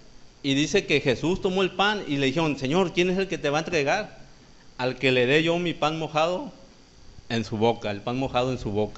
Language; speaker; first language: Spanish; native; Spanish